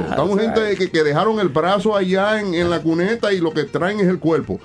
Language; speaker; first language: Spanish; native; Spanish